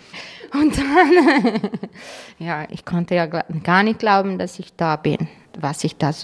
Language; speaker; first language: German; non-native, fluent; Croatian